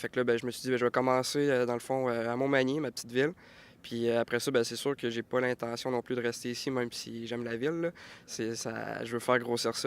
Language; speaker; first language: French; native; French